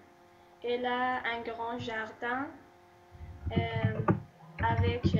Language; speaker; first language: French; non-native, learner; Persian